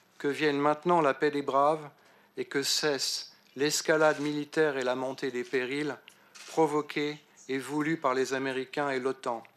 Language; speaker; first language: French; native; French